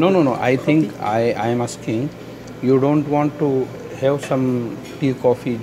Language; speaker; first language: English; non-native, learner; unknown